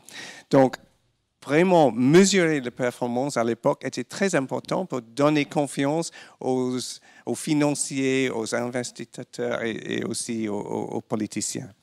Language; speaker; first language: French; non-native, fluent; English